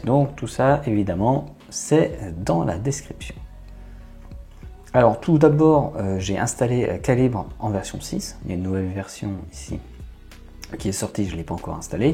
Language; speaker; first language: French; native; French